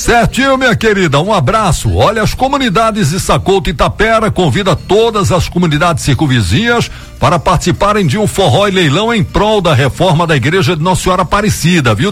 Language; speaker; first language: Portuguese; native; Portuguese